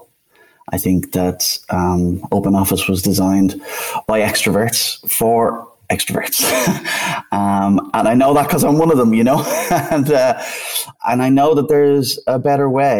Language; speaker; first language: English; native; English